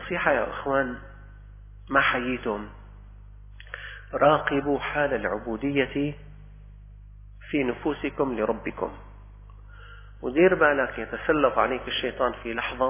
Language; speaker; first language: Arabic; native; Arabic